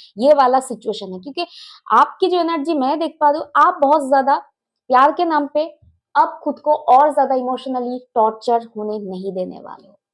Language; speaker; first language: Hindi; non-native, local second language; Bangla